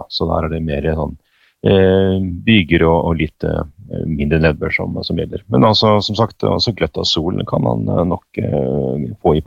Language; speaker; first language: Norwegian; native; Norwegian